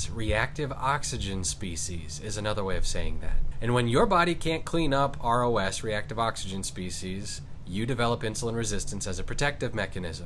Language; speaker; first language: English; native; English